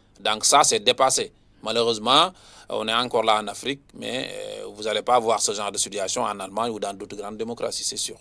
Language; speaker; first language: French; non-native, local second language; Wolof